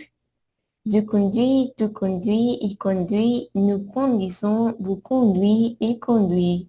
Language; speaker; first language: French; non-native, learner; Spanish